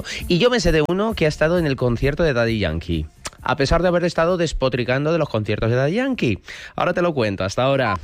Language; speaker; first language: Spanish; native; Spanish